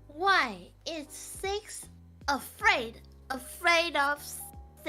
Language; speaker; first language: English; non-native, learner; Min Nan Chinese